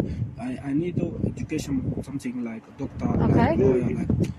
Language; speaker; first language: English; non-native, learner; Arabic